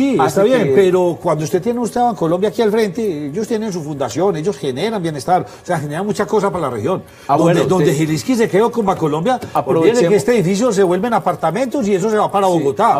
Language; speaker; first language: Spanish; native; Spanish